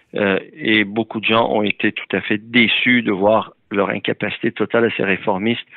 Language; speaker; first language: French; early bilingual, other home language; Persian